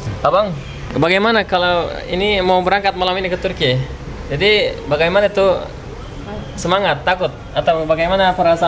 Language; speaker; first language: Indonesian; non-native, fluent; Turkish